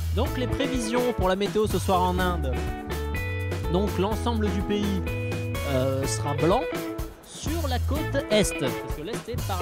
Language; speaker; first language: French; native; French